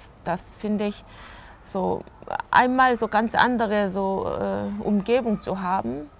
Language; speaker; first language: German; non-native, learner; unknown